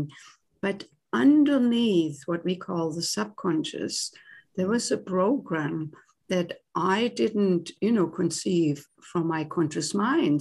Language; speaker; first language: English; non-native, fluent; German